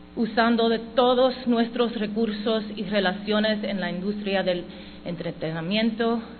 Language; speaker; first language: Spanish; early bilingual, heritage; Spanish